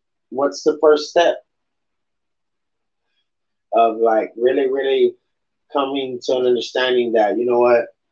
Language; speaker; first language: English; native; English